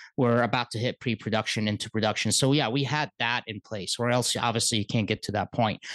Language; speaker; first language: English; early bilingual, other home language; Arabic